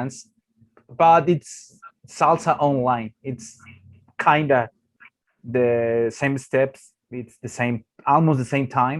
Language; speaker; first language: English; non-native, learner; Spanish